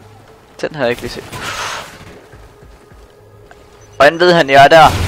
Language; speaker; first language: Danish; native; Danish